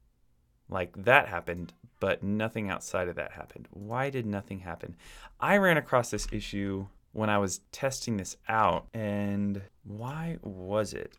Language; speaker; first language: English; native; English